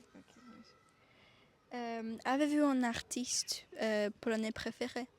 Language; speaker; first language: French; non-native, learner; Polish